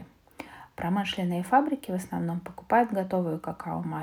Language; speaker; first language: Russian; native; Russian